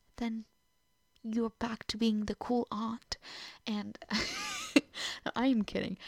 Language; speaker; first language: English; non-native, fluent; Portuguese